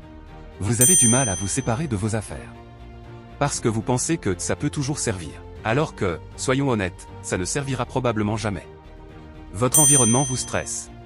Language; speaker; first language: French; native; French